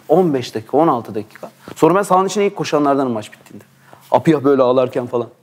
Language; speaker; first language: Turkish; native; Turkish